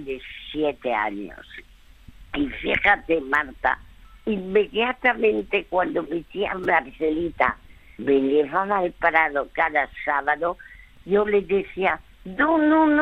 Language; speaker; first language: Spanish; early bilingual, other home language; French